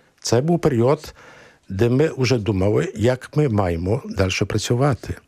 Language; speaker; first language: Ukrainian; early bilingual, heritage; Ukrainian